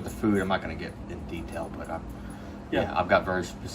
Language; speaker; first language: English; native; English